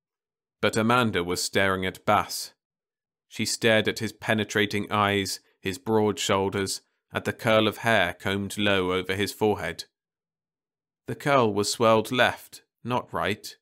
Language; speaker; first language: English; native; English